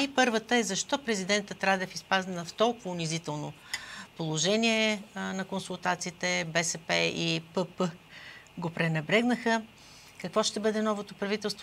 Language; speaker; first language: Bulgarian; native; Bulgarian